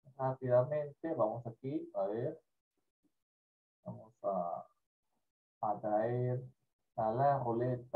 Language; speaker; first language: Spanish; native; Spanish